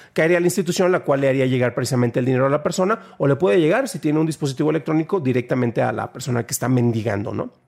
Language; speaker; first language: Spanish; native; Spanish